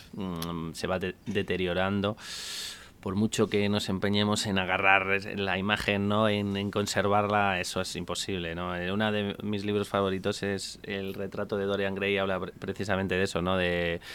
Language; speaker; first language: Spanish; native; Spanish